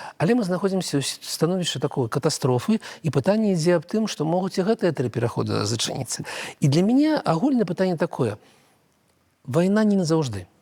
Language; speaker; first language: Belarusian; non-native, local second language; Russian